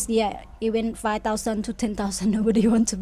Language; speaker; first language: English; non-native, fluent; Thai